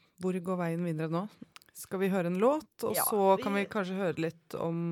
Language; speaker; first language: Norwegian; native; Norwegian